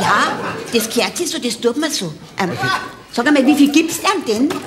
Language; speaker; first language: German; native; German